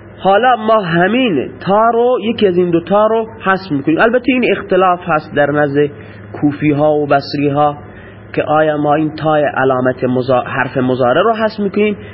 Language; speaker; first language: Persian; non-native, local second language; Baluchi